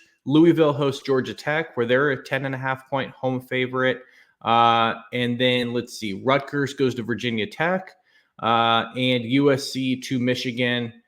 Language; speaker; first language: English; native; English